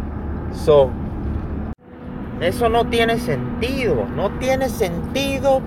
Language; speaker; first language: Spanish; early bilingual, heritage; Spanish